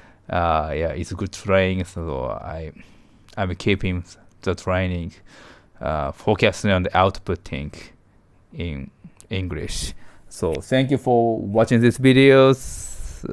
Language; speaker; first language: English; non-native, learner; Japanese